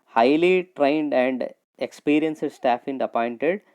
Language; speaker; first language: English; non-native, local second language; Telugu